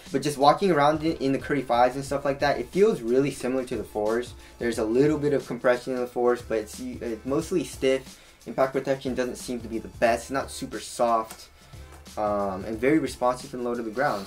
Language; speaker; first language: English; native; English